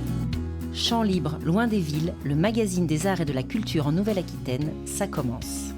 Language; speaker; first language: French; native; French